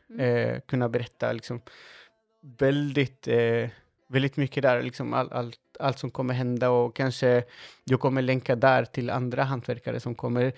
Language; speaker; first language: Swedish; non-native, fluent; Spanish